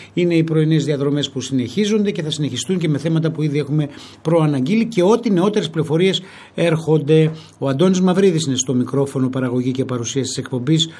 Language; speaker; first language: Greek; native; Greek